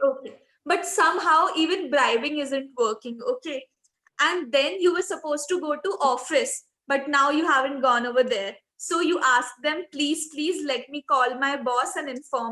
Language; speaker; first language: English; non-native, local second language; Hindi